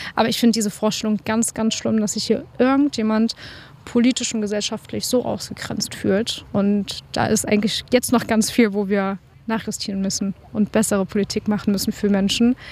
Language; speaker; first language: German; native; German